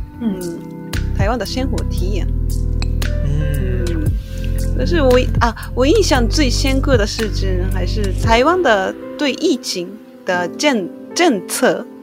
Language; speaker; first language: Chinese; non-native, learner; Japanese